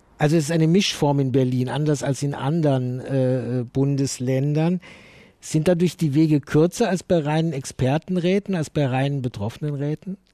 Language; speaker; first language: German; native; German